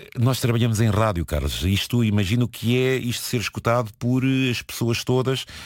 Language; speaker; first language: Portuguese; native; Portuguese